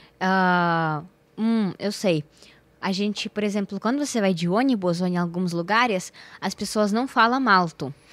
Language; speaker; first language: Portuguese; non-native, fluent; Russian